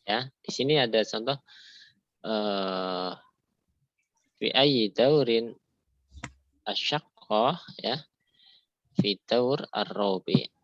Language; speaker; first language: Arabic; non-native, fluent; Indonesian